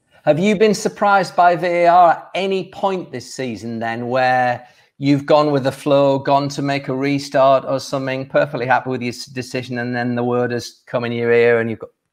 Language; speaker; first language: English; native; English